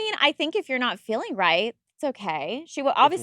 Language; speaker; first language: English; native; English